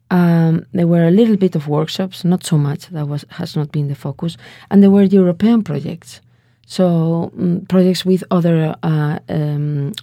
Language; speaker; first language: English; non-native, fluent; Spanish